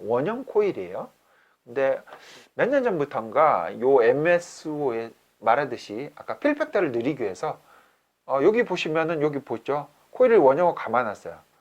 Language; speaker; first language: Korean; native; Korean